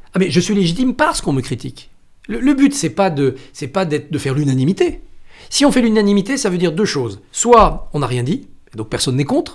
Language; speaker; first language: French; native; French